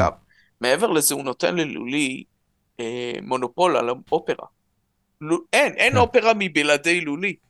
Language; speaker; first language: Hebrew; early bilingual, other home language; Russian